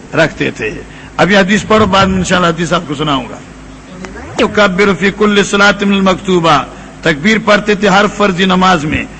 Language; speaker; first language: Urdu; non-native, local second language; Northern Hindko